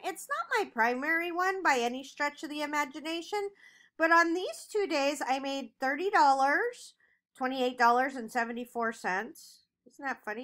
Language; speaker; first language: English; native; English